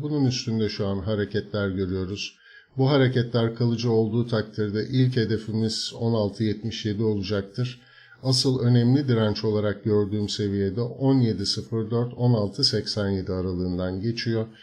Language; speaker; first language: Turkish; native; Turkish